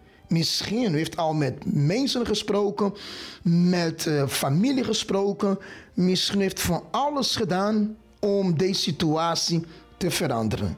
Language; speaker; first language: Dutch; non-native, fluent; Portuguese